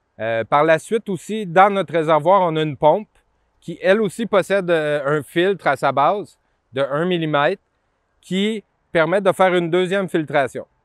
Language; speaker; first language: French; native; French